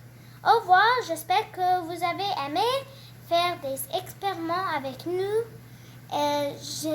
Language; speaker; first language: French; non-native, learner; English